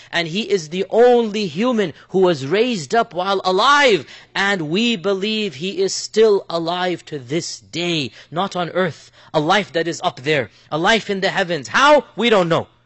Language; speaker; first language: English; native; English